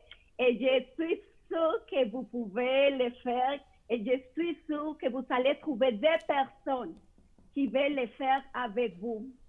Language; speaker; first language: French; non-native, fluent; Spanish